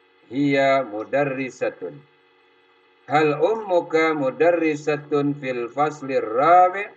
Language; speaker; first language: Arabic; non-native, fluent; Indonesian